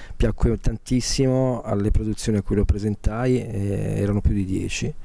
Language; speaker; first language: Italian; native; Italian